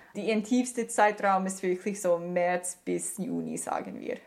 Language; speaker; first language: German; non-native, fluent; English